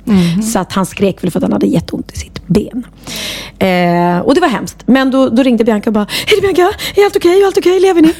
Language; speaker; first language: Swedish; native; Swedish